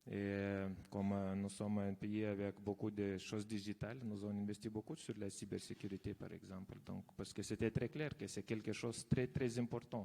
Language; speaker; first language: French; non-native, fluent; Lithuanian